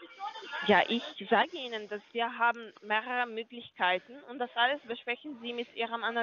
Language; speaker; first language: German; non-native, learner; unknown